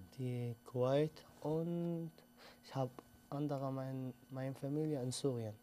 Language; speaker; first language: German; non-native, learner; Arabic